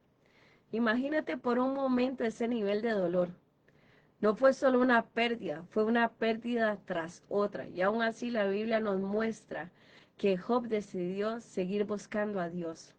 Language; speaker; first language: Spanish; native; Spanish